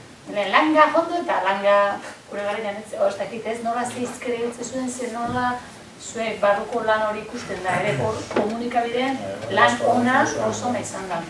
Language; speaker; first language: Basque; native; Basque